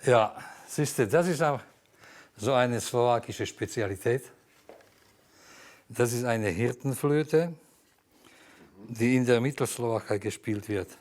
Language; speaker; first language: German; non-native, fluent; Slovak